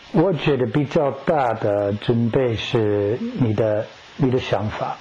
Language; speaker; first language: Chinese; non-native, fluent; English